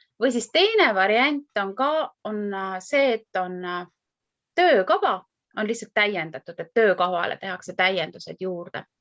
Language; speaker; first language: Estonian; native; Estonian